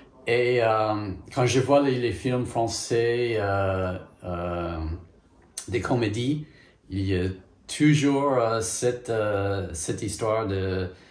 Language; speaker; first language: French; non-native, fluent; English